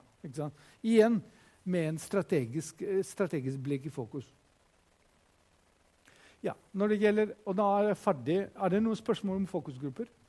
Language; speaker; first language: Norwegian; non-native, fluent; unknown